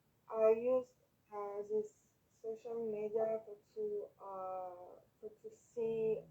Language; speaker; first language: English; non-native, learner; French